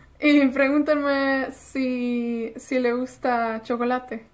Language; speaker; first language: Spanish; non-native, fluent; Welsh